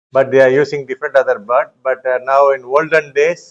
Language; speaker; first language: English; non-native, local second language; Tamil